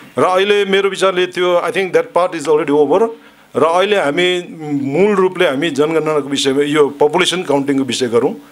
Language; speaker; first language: Nepali; native; Nepali